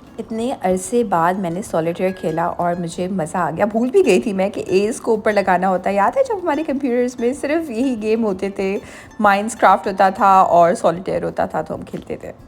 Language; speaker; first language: Urdu; native; Urdu